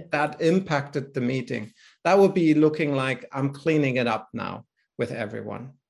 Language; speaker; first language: English; non-native, fluent; German